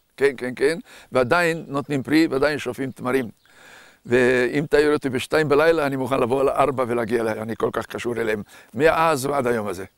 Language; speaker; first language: Hebrew; non-native, fluent; Hungarian